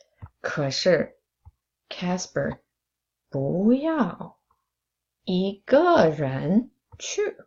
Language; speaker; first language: Chinese; non-native, fluent; English